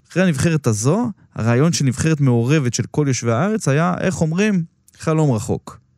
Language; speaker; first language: Hebrew; native; Hebrew